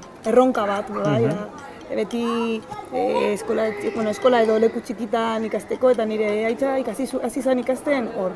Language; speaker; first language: Basque; non-native, local second language; Spanish